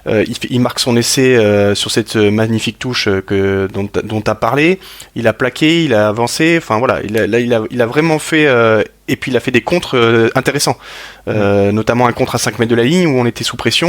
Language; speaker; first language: French; native; French